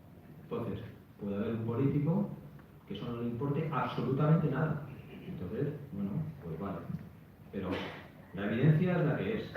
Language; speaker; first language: Spanish; native; Spanish